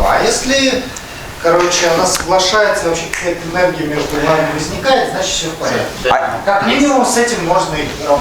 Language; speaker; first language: Russian; native; Russian